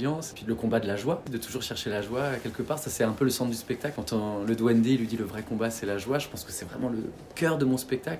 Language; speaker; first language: French; native; French